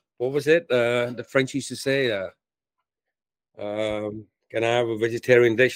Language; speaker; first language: English; non-native, local second language; Hindi